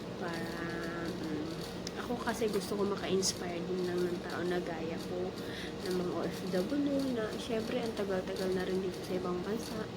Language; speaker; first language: Filipino; non-native, local second language; Bikol